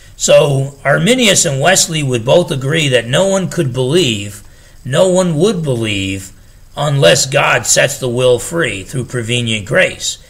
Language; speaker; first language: English; native; English